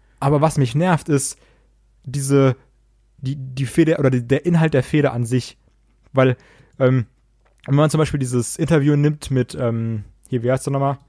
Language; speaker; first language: German; native; German